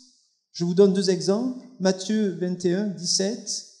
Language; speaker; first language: French; native; French